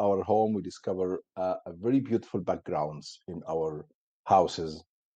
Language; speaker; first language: English; non-native, fluent; Arabic